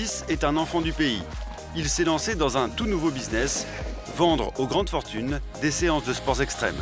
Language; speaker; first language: French; native; French